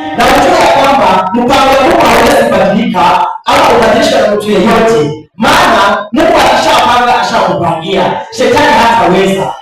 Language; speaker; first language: Swahili; non-native, local second language; Rundi